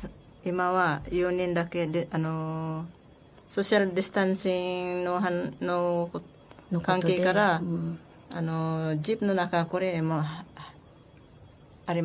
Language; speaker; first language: Japanese; non-native, learner; Filipino